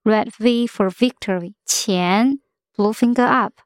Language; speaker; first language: English; non-native, fluent; Chinese